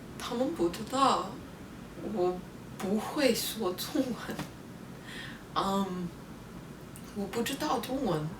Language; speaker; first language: Chinese; non-native, learner; English